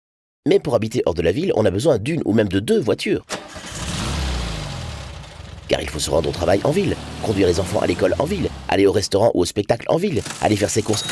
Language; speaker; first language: French; native; French